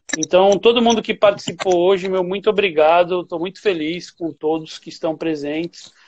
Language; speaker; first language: Portuguese; native; Portuguese